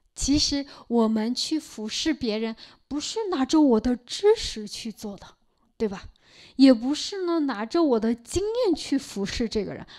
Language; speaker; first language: Chinese; non-native, local second language; Korean